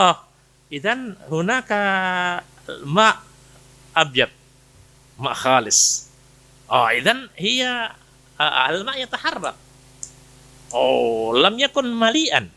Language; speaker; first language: Arabic; non-native, fluent; Indonesian